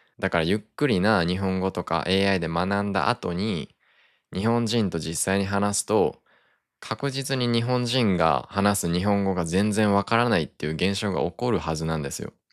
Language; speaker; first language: Japanese; native; Japanese